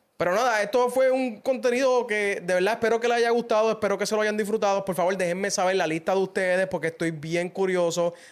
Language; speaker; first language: Spanish; native; Spanish